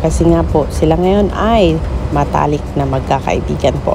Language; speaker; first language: Filipino; native; Filipino